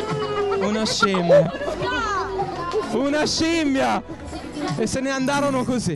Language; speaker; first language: Italian; native; Italian